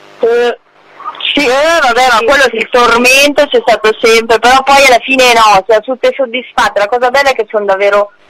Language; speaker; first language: Italian; non-native, fluent; English